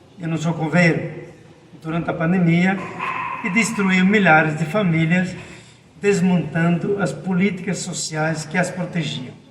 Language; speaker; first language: Portuguese; native; Portuguese